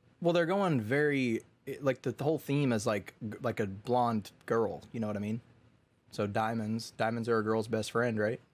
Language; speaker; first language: English; native; English